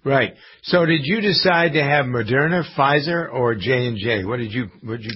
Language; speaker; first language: English; native; English